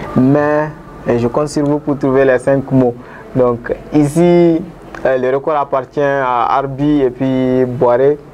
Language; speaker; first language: French; non-native, local second language; Bambara